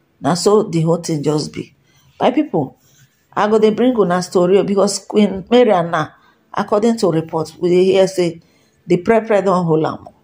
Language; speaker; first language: Nigerian Pidgin; non-native, local second language; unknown